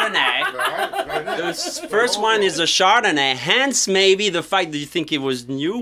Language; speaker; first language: English; non-native, fluent; French